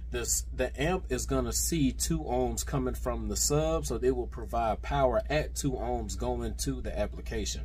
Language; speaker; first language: English; native; English